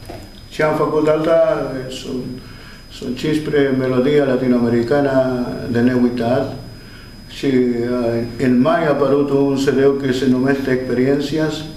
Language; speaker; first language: Romanian; non-native, learner; Spanish